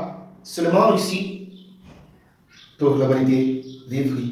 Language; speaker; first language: French; non-native, learner; Portuguese